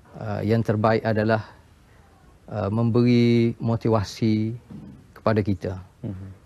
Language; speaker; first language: Malay; native; Malay